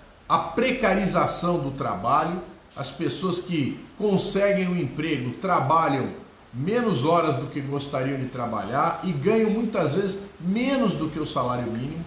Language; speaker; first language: Portuguese; native; Portuguese